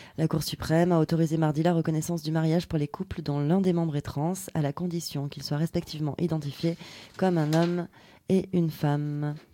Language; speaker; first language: French; native; French